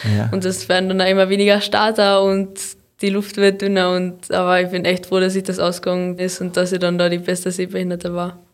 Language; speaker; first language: German; native; German